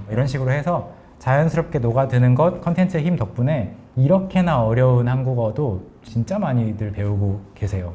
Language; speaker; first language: Korean; native; Korean